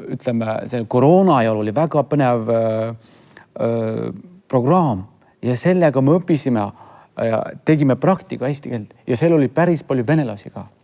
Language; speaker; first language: Estonian; non-native, fluent; Kurdish